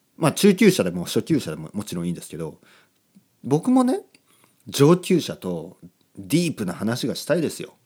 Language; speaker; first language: Japanese; native; Japanese